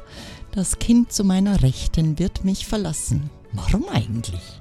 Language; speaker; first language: German; native; German